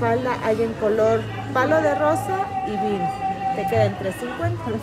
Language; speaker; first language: Spanish; native; Spanish